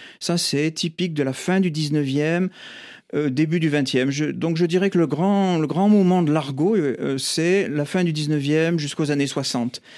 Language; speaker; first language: French; native; French